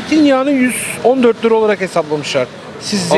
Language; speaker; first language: Turkish; native; Turkish